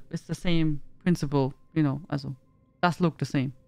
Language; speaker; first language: English; non-native, fluent; German